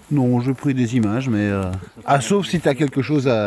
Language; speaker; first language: French; native; French